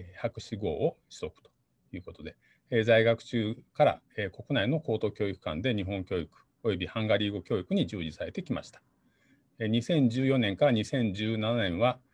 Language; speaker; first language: Japanese; native; Japanese